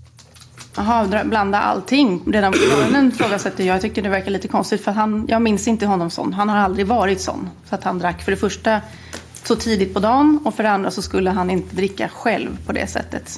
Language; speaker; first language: Swedish; native; Swedish